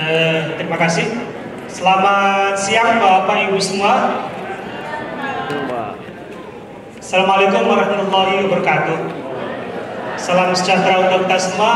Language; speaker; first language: Indonesian; native; Indonesian